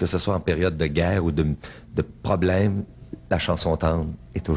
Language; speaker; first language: French; native; French